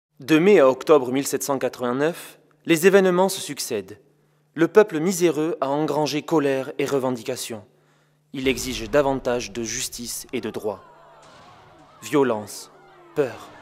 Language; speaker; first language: French; native; French